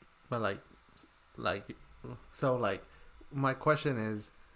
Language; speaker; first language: English; early bilingual, other home language; Spanish